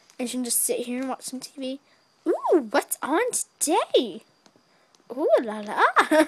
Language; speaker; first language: English; native; English